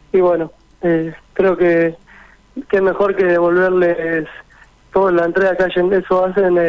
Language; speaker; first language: Spanish; native; Spanish